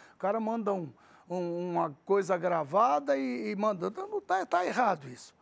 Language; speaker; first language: Portuguese; early bilingual, other home language; Arabic